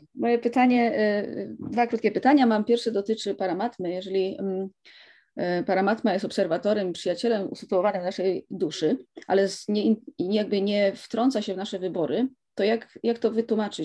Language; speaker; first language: Polish; native; Polish